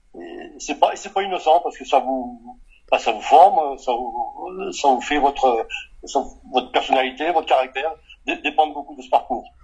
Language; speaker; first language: French; early bilingual, other home language; Portuguese